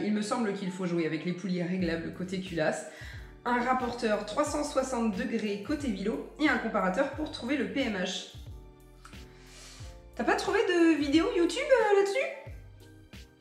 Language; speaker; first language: French; native; French